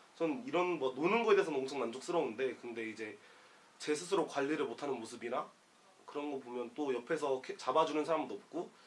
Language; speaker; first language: Korean; native; Korean